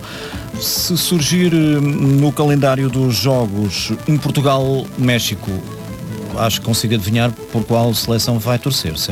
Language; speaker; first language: Portuguese; native; Portuguese